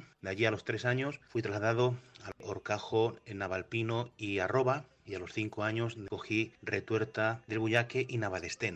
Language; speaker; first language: Spanish; native; Spanish